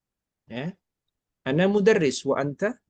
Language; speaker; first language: Arabic; non-native, fluent; Malay